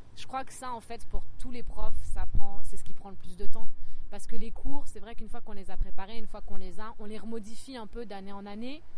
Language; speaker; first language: French; native; French